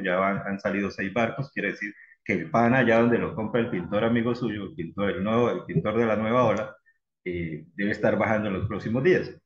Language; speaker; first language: Spanish; native; Spanish